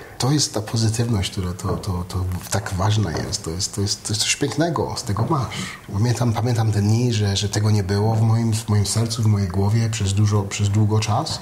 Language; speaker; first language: Polish; early bilingual, heritage; Polish